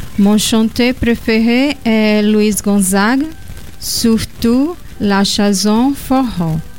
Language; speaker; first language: French; non-native, learner; Portuguese